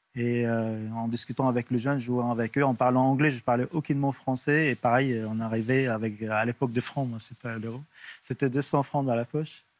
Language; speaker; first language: French; non-native, fluent; Arabic